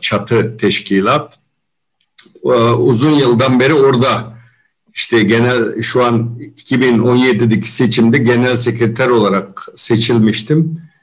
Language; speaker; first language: Turkish; non-native, fluent; Uyghur